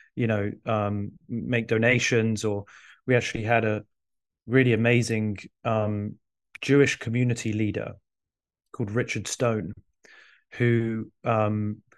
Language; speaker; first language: English; early bilingual, other home language; Arabic